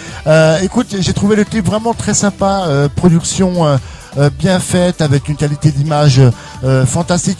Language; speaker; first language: French; native; French